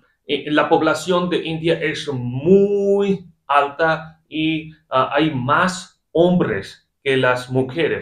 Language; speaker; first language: Spanish; non-native, fluent; Hindi